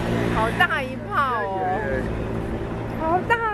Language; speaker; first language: Chinese; native; Chinese